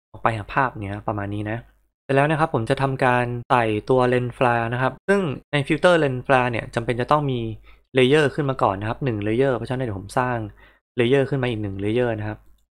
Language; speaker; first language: Thai; native; Thai